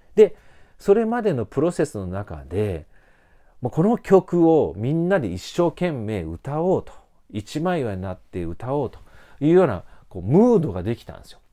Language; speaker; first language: Japanese; native; Japanese